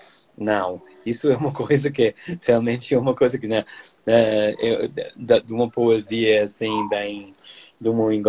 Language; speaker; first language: Portuguese; non-native, fluent; English